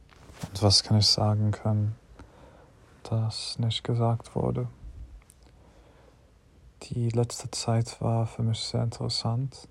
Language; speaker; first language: German; non-native, fluent; English